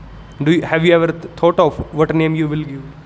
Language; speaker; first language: English; non-native, local second language; Hindi